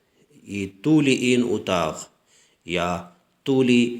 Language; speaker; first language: Persian; non-native, fluent; Urdu